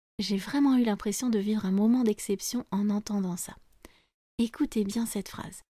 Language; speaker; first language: French; native; French